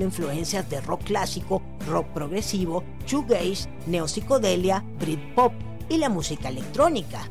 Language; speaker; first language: Spanish; native; Spanish